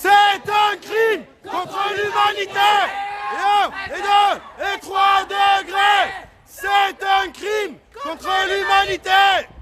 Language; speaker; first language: French; native; French